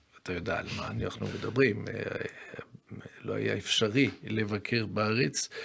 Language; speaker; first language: Hebrew; non-native, fluent; French